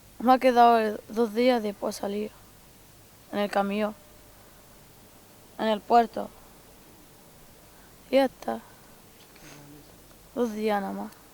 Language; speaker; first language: Spanish; non-native, learner; Arabic